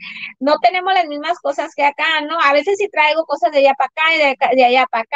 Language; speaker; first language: Spanish; native; Spanish